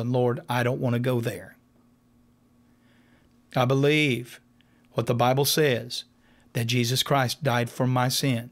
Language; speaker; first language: English; native; English